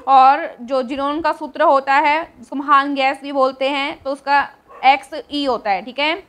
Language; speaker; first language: Hindi; native; Hindi